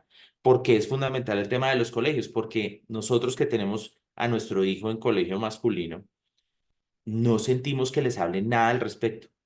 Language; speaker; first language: Spanish; native; Spanish